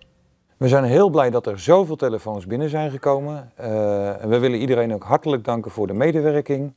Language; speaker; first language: Dutch; native; Dutch